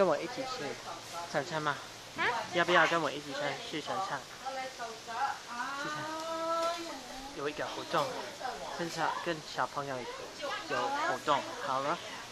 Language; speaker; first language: Chinese; non-native, learner; English